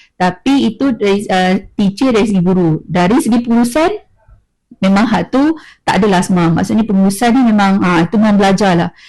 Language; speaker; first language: Malay; native; Malay